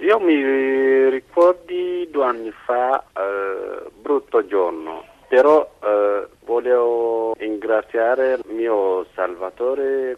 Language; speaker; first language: Italian; non-native, learner; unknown